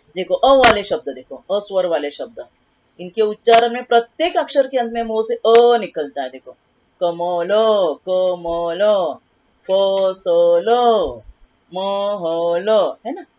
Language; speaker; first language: Hindi; non-native, local second language; Marathi